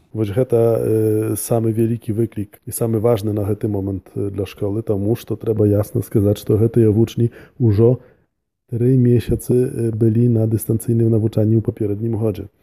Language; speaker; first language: Belarusian; native; Belarusian